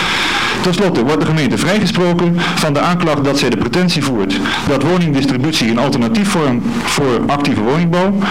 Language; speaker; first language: Dutch; native; Dutch